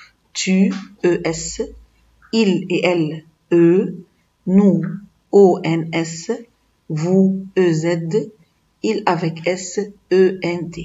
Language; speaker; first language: French; non-native, fluent; Arabic